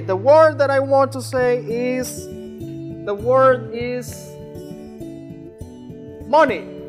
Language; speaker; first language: English; non-native, fluent; Spanish